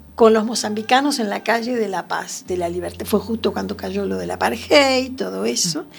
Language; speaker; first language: Spanish; native; Spanish